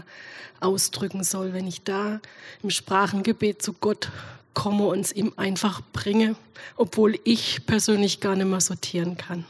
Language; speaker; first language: German; native; German